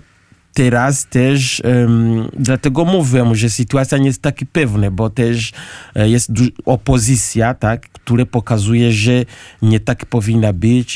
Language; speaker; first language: Polish; non-native, learner; Kinyarwanda